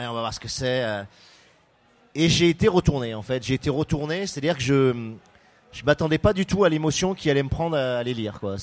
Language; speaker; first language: French; native; French